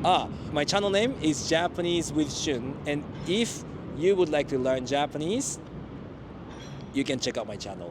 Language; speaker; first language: English; non-native, fluent; Japanese